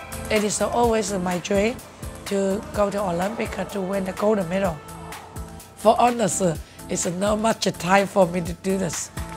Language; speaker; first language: English; non-native, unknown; Chinese